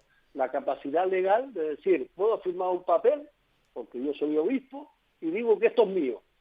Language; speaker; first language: Spanish; native; Spanish